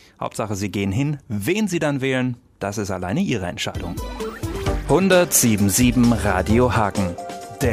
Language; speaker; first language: German; native; German